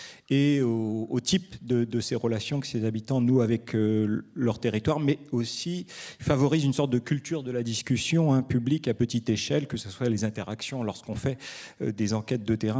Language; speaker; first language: French; native; French